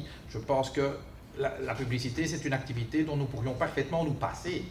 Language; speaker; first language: French; native; French